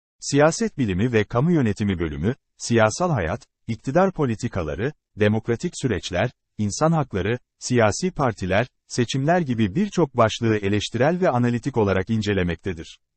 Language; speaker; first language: Turkish; native; Turkish